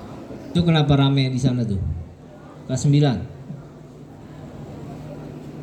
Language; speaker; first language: Indonesian; native; Indonesian